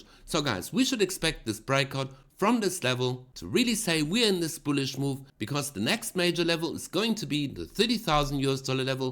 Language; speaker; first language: English; non-native, fluent; German